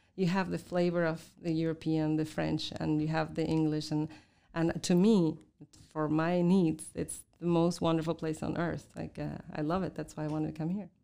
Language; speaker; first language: English; non-native, fluent; Spanish